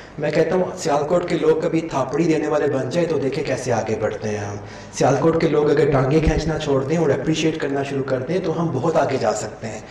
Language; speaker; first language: Urdu; non-native, local second language; Punjabi